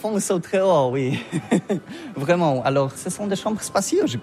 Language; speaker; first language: French; non-native, learner; Polish